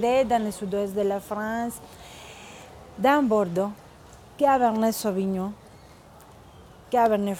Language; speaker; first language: French; non-native, fluent; Spanish